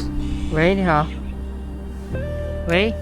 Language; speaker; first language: Chinese; non-native, learner; Vietnamese